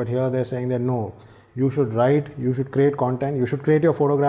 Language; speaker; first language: English; non-native, local second language; Hindi